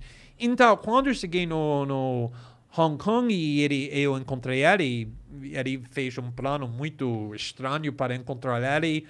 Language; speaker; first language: Portuguese; non-native, fluent; English